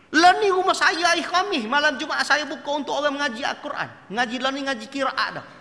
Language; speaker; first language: Malay; native; Malay